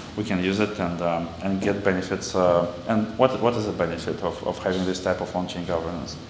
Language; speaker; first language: English; non-native, fluent; Russian